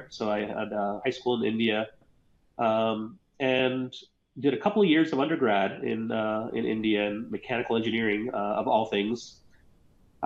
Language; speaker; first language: English; early bilingual, other home language; Gujarati